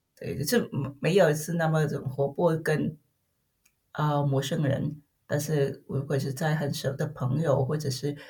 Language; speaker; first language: Chinese; non-native, fluent; Vietnamese